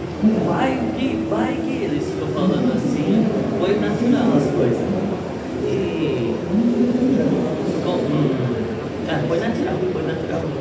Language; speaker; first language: Portuguese; early bilingual, heritage; Japanese